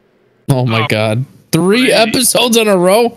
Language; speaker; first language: English; native; English